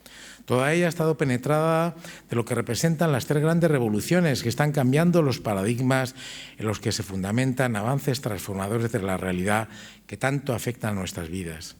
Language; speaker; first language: Spanish; native; Spanish